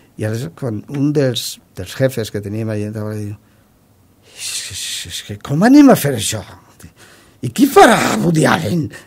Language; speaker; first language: Catalan; non-native, local second language; Spanish